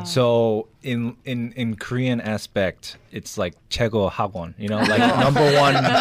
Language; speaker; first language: English; early bilingual, other home language; Korean